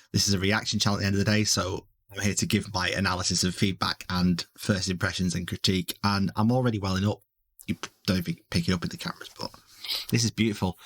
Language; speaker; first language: English; native; English